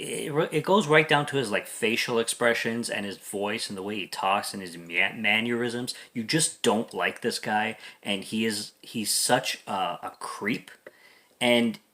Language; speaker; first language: English; native; English